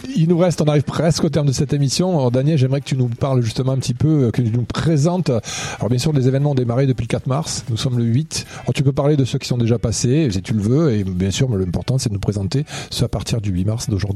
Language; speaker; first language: French; native; French